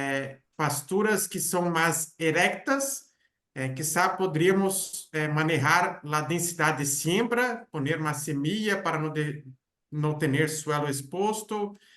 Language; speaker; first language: Spanish; non-native, fluent; Portuguese